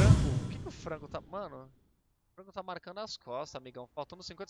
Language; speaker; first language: Portuguese; native; Portuguese